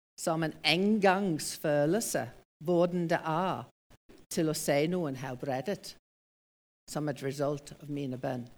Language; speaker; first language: Norwegian; non-native, fluent; English